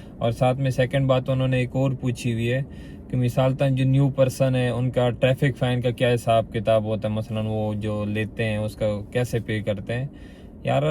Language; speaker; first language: Urdu; non-native, local second language; Pashto